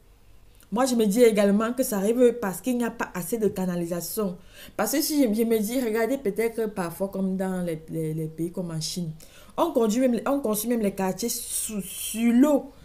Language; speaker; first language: French; native; French